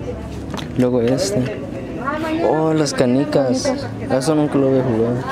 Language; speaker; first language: Spanish; early bilingual, heritage; Spanish